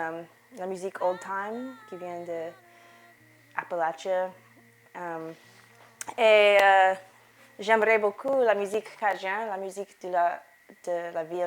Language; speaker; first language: French; non-native, learner; English